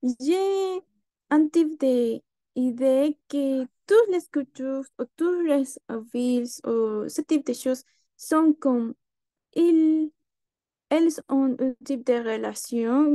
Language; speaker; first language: French; non-native, learner; Spanish